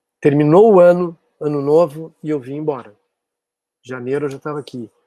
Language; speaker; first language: Portuguese; native; Portuguese